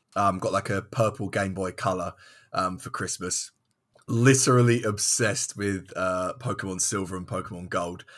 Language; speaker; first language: English; native; English